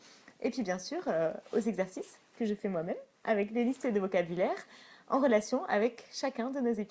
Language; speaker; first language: French; native; French